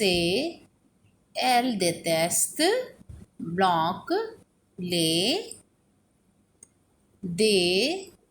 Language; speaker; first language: French; non-native, fluent; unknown